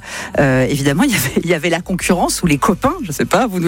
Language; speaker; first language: French; native; French